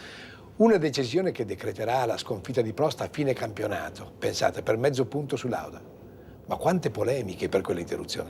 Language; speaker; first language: Italian; native; Italian